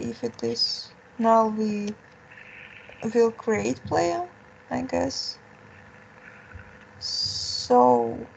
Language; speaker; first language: English; non-native, fluent; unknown